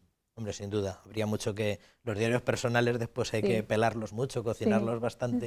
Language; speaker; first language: Spanish; native; Spanish